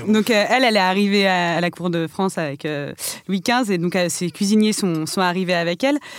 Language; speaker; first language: French; native; French